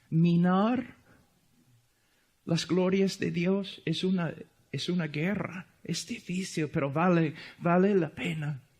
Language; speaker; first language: Spanish; non-native, fluent; English